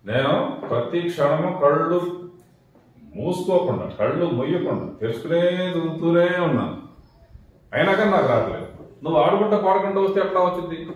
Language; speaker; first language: Hindi; non-native, local second language; Telugu